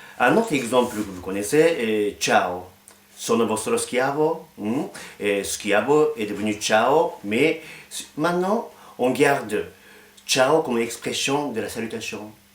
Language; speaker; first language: French; non-native, fluent; Japanese